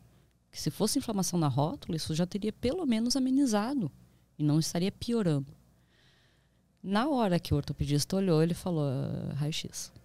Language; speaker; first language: Portuguese; native; Portuguese